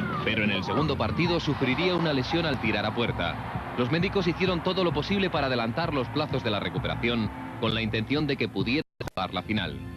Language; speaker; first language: Spanish; native; Spanish